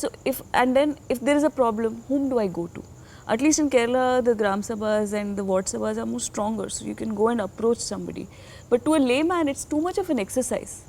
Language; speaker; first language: English; non-native, local second language; Tamil